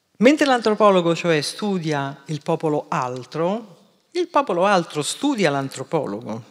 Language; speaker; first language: Italian; native; Italian